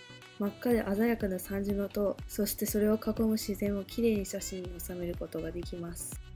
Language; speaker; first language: Japanese; early bilingual, heritage; Japanese